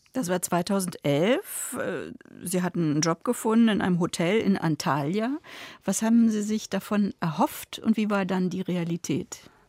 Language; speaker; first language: German; native; German